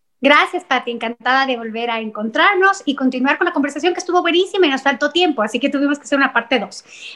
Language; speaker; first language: Spanish; native; Spanish